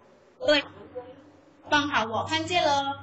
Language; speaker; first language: Chinese; non-native, fluent; Thai